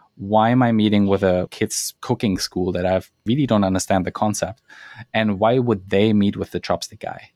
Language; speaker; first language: English; non-native, fluent; German